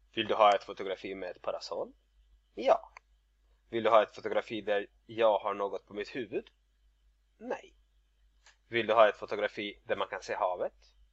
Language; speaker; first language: Swedish; non-native, fluent; Russian